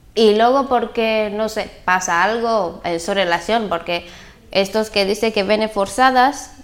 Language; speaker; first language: Spanish; non-native, learner; Bulgarian